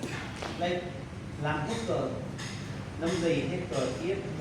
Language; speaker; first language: Vietnamese; non-native, learner; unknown